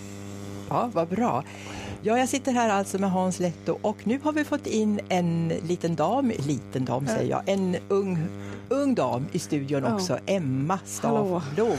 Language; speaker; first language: Swedish; native; Swedish